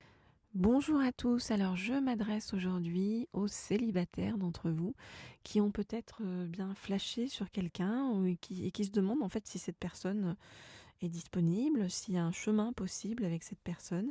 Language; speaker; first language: French; native; French